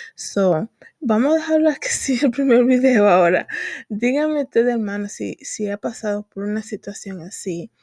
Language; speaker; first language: Spanish; native; Spanish